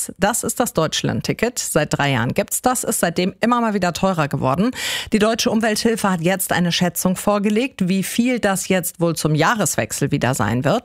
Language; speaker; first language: German; native; German